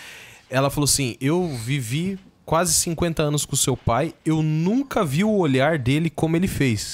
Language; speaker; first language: Portuguese; native; Portuguese